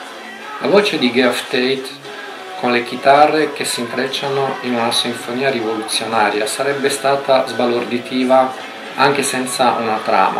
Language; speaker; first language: Italian; native; Italian